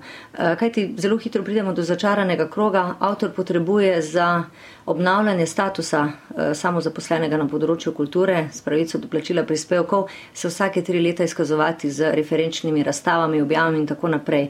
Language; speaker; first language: Slovenian; native; Slovenian